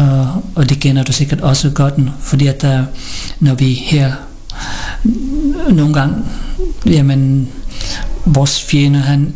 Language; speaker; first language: Danish; early bilingual, other home language; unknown